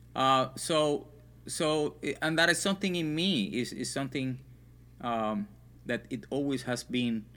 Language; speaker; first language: English; non-native, fluent; Spanish